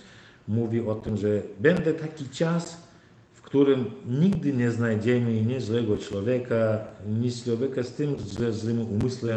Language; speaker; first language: Polish; non-native, learner; Turkmen